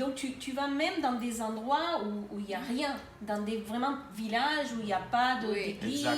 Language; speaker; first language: French; native; French